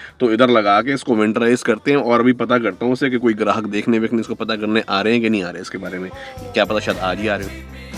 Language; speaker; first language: Hindi; non-native, local second language; Punjabi